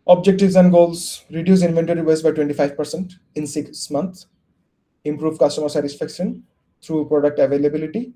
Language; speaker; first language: English; non-native, local second language; Bangla